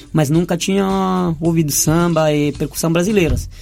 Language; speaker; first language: Portuguese; non-native, fluent; Italian